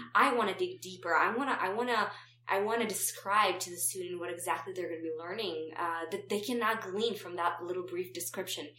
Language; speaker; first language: English; non-native, fluent; Romanian